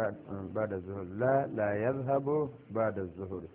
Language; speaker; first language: Arabic; non-native, fluent; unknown